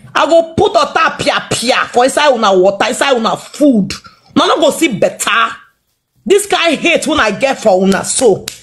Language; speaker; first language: Nigerian Pidgin; non-native, local second language; Igbo